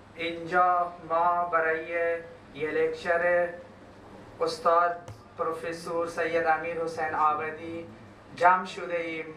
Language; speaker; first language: Persian; non-native, fluent; Hindi